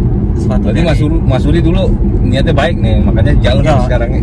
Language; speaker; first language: Indonesian; native; Indonesian